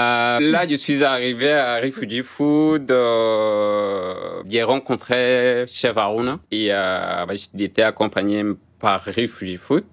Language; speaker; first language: French; non-native, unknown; Arabic